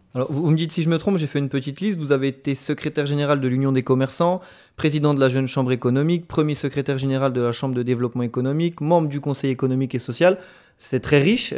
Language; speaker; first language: French; native; French